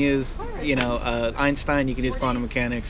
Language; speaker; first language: English; native; English